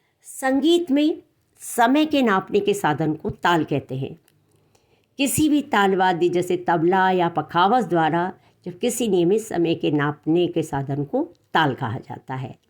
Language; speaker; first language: Hindi; native; Hindi